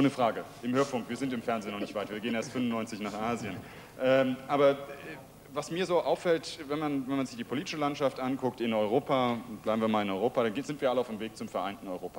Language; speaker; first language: German; native; German